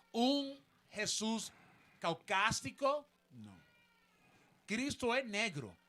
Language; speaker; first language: Portuguese; non-native, learner; Spanish